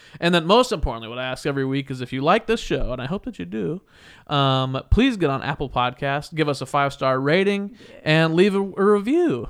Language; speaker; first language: English; native; English